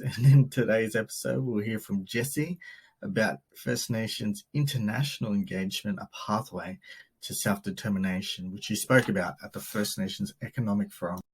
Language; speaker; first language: English; native; English